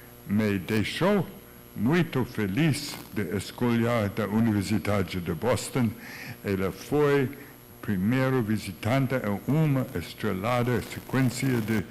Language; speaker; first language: Portuguese; non-native, learner; English